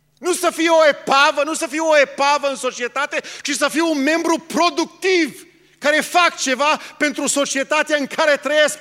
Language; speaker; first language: Romanian; early bilingual, heritage; Romanian